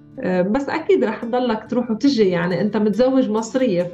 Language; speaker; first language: Arabic; native; Arabic